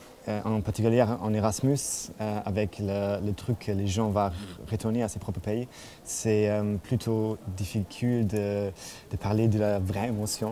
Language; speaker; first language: French; non-native, fluent; German